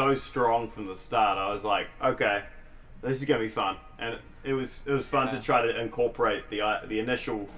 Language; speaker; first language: English; native; English